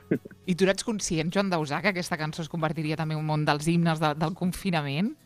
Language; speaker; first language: Catalan; native; Catalan